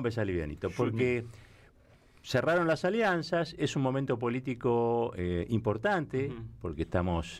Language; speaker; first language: Spanish; native; Spanish